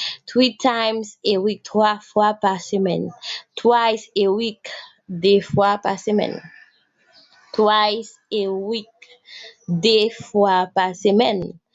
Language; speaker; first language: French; non-native, local second language; Haitian Creole